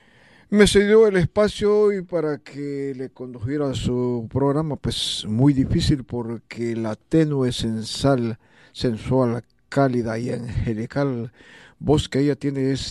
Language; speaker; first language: Spanish; native; Spanish